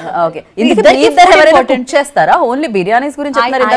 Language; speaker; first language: Telugu; native; Telugu